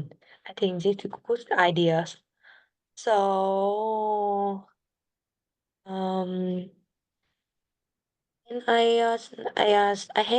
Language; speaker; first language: English; non-native, learner; Vietnamese